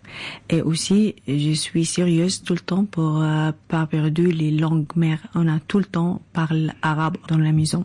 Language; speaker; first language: French; non-native, learner; Arabic